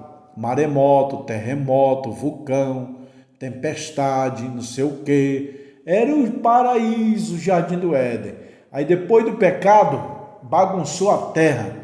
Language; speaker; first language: Portuguese; native; Portuguese